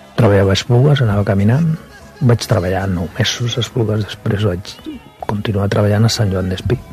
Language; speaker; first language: Catalan; non-native, local second language; Spanish